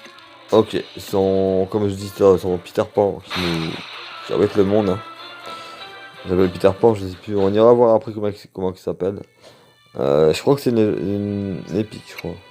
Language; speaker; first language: French; native; French